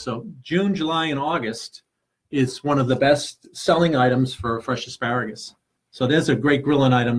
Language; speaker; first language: English; native; English